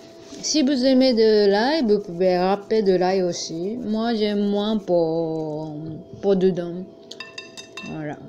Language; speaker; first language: French; non-native, learner; Japanese